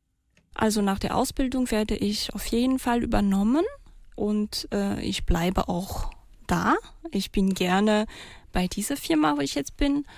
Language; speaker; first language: German; non-native, fluent; Malagasy